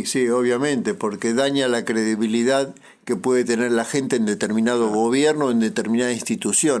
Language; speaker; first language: Spanish; native; Spanish